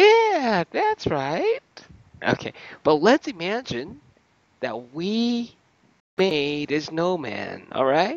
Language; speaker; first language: English; non-native, fluent; Russian